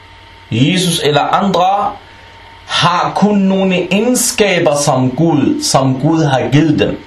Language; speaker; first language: Danish; non-native, fluent; Arabic